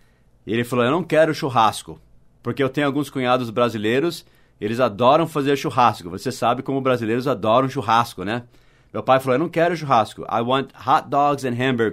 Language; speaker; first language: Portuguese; non-native, fluent; English